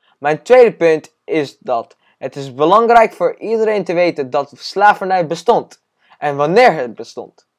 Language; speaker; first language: Dutch; non-native, learner; English